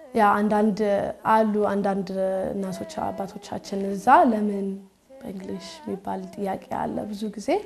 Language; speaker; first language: Amharic; early bilingual, heritage; Amharic